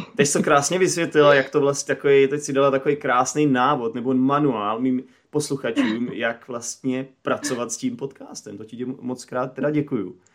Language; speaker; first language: Czech; native; Czech